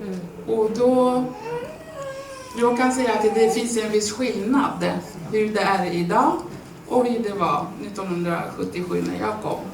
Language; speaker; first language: Swedish; non-native, fluent; Swahili